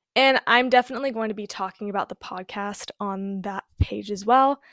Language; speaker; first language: English; native; English